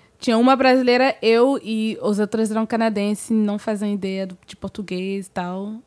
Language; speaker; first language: Portuguese; non-native, fluent; French